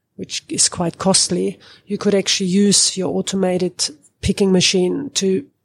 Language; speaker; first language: English; non-native, fluent; German